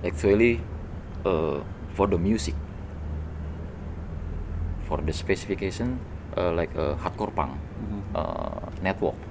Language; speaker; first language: English; non-native, learner; Indonesian